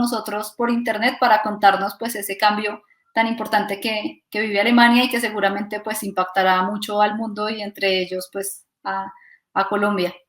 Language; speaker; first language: Spanish; native; Spanish